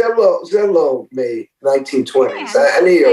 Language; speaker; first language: Hebrew; non-native, learner; English